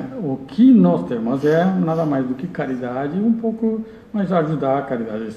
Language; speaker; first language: Portuguese; non-native, learner; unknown